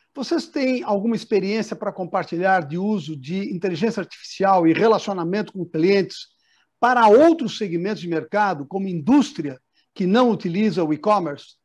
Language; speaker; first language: Portuguese; native; Portuguese